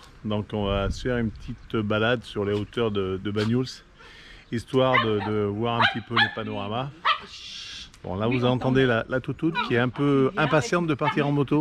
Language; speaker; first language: French; native; French